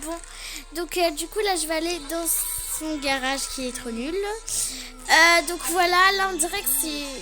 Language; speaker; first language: French; native; French